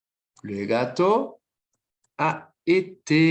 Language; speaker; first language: French; non-native, fluent; Portuguese